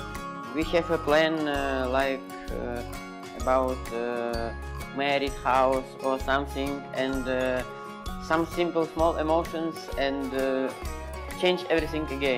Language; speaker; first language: English; non-native, learner; Ukrainian